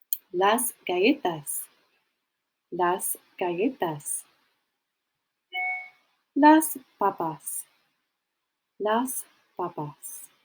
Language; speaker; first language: Spanish; non-native, fluent; English